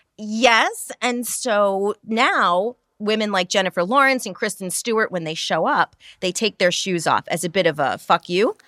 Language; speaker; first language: English; native; English